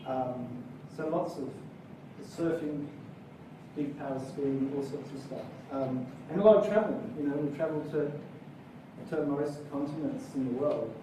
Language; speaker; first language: English; native; English